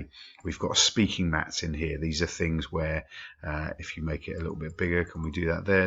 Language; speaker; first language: English; native; English